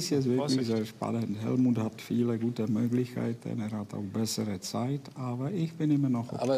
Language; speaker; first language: German; non-native, fluent; Czech